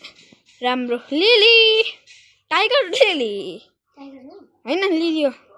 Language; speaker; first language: Nepali; native; Nepali